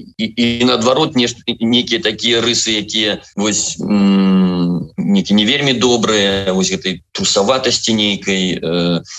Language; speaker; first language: Belarusian; non-native, local second language; Russian